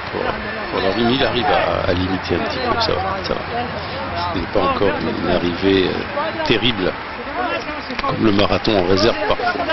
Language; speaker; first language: French; native; French